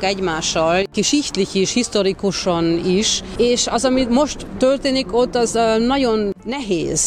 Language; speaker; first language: Hungarian; early bilingual, heritage; Hungarian